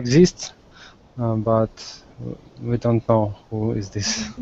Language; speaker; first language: English; non-native, learner; Russian